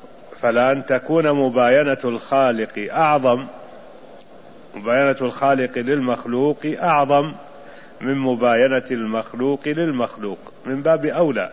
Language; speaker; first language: Arabic; native; Arabic